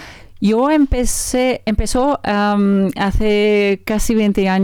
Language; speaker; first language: Spanish; non-native, learner; French